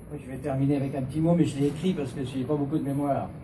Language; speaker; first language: French; native; French